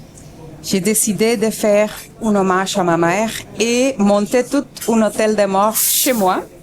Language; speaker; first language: French; non-native, fluent; Spanish